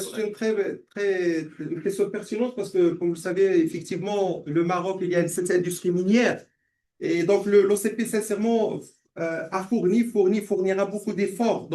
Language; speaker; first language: French; non-native, local second language; Arabic